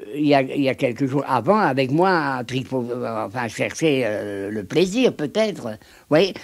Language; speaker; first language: French; native; French